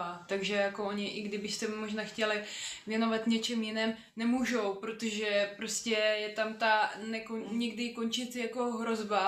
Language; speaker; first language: Czech; non-native, fluent; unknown